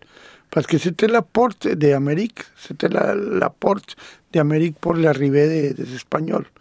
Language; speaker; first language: French; non-native, fluent; Spanish